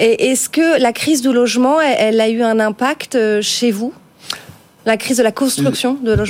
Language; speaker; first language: French; native; French